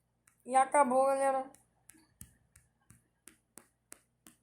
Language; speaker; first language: Portuguese; native; Portuguese